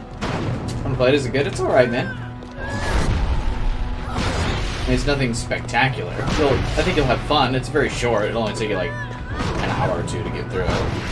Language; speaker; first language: English; native; English